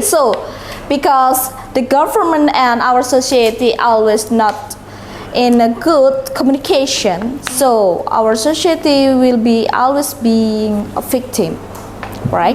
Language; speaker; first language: English; non-native, learner; Indonesian